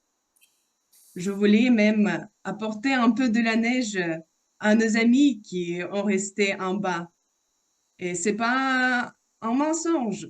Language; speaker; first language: French; non-native, fluent; Russian